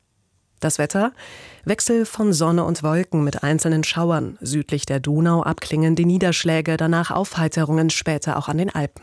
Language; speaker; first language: German; native; German